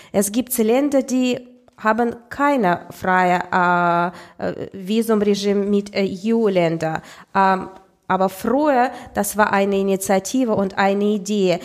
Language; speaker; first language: German; non-native, fluent; Russian